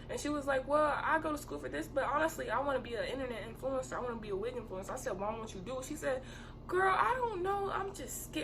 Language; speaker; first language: English; native; English